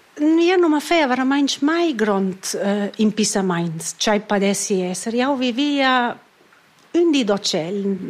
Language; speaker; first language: Italian; non-native, local second language; Romansh